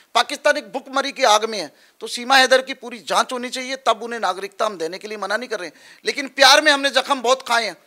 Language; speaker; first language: Hindi; native; Hindi